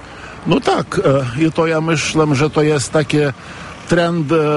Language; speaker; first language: Polish; non-native, fluent; Lithuanian